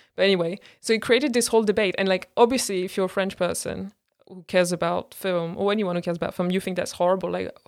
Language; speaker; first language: English; non-native, fluent; French